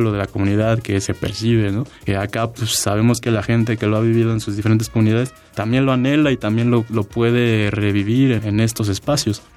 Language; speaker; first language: Spanish; native; Spanish